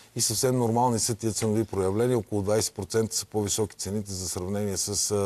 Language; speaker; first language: Bulgarian; native; Bulgarian